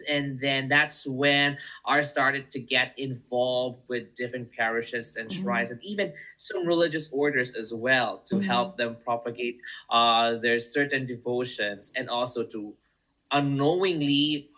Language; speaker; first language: English; non-native, local second language; Filipino